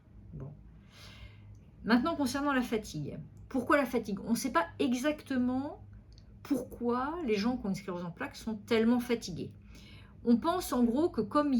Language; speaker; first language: French; native; French